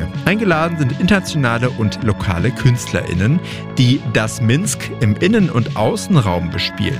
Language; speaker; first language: German; native; German